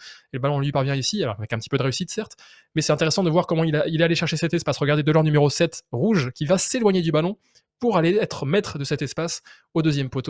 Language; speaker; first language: French; native; French